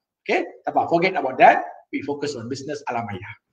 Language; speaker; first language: English; non-native, local second language; Malay